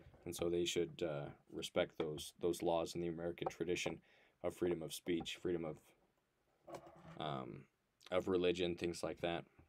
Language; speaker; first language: English; native; English